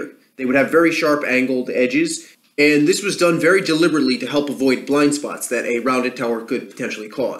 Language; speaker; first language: English; native; English